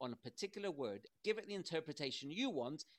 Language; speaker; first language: English; native; English